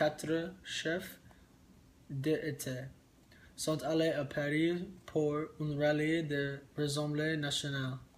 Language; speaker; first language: French; non-native, learner; English